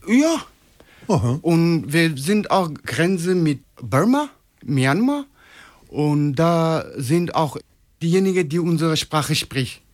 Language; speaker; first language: German; non-native, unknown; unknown